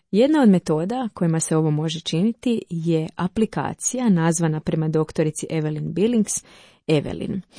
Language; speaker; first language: Croatian; native; Croatian